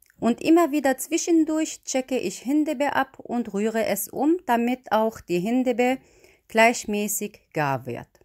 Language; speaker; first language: German; non-native, fluent; Arabic